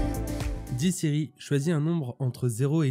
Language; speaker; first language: French; native; French